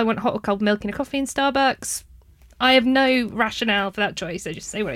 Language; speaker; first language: English; native; English